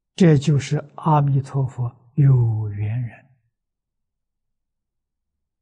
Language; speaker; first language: Chinese; native; Chinese